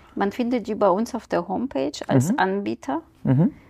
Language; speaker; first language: German; non-native, fluent; Ukrainian